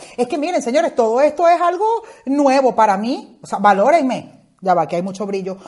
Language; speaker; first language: Spanish; native; Spanish